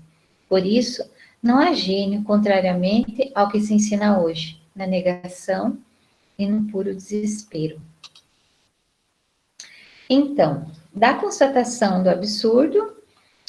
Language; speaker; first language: Portuguese; native; Portuguese